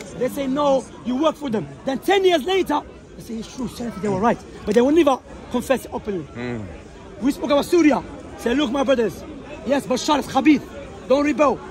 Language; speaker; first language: English; non-native, fluent; Arabic